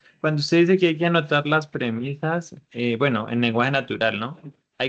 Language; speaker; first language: Spanish; native; Spanish